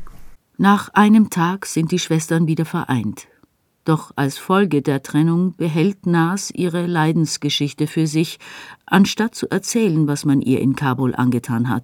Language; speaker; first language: German; native; German